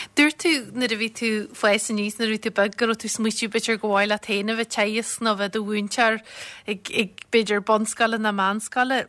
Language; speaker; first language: Irish; native; Irish